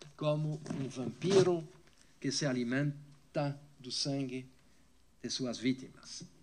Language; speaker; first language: Portuguese; non-native, fluent; French